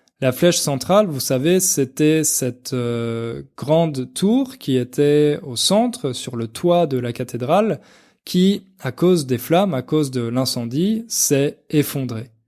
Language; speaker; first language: French; native; French